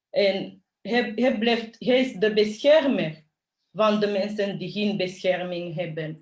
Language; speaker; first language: Dutch; early bilingual, other home language; Kinyarwanda